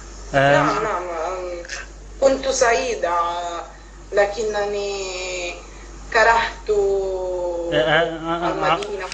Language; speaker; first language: Arabic; non-native, learner; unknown